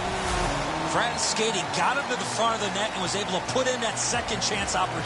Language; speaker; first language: English; native; English